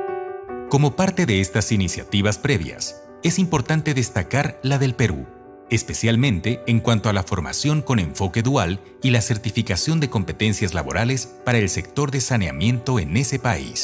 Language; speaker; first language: Spanish; native; Spanish